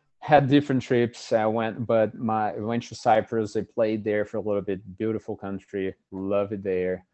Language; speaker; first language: English; non-native, fluent; Portuguese